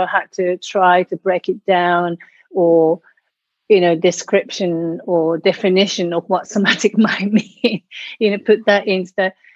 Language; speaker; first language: English; non-native, fluent; Japanese